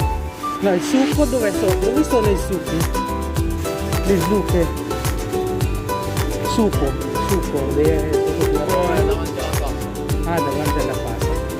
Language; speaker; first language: Italian; non-native, learner; Filipino